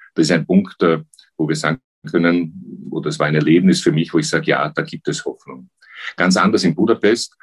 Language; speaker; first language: German; native; German